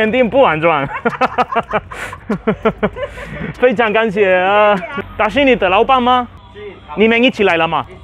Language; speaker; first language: Chinese; non-native, learner; Spanish